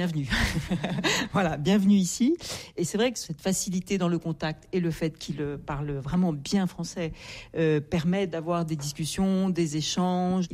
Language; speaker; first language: French; native; French